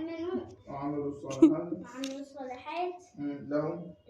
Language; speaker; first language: Arabic; native; Arabic